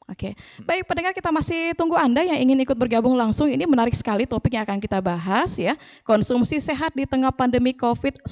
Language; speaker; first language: Indonesian; native; Indonesian